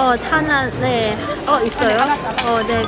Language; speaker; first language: Korean; non-native, learner; Cantonese